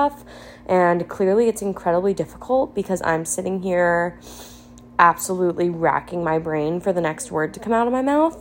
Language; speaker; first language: English; native; English